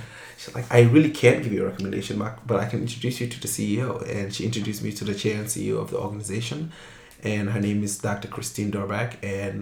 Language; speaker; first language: English; non-native, local second language; Wolof